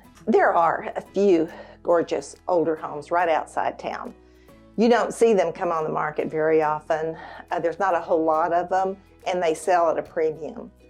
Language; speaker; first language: English; native; English